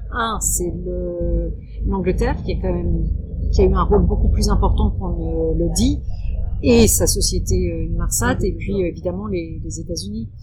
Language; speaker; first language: French; early bilingual, heritage; French